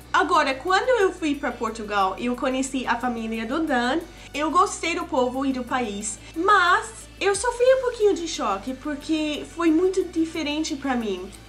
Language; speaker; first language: Portuguese; non-native, fluent; English